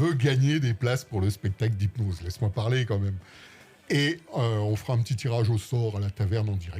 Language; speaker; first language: French; native; French